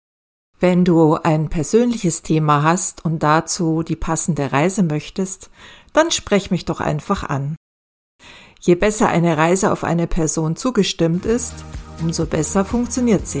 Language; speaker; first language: German; native; German